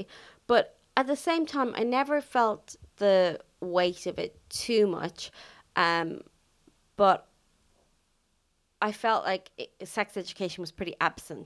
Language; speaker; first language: English; native; English